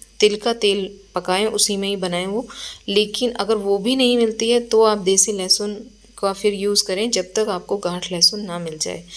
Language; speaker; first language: Hindi; native; Hindi